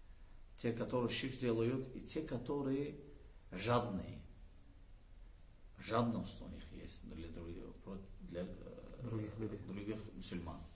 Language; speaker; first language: Russian; non-native, learner; Azerbaijani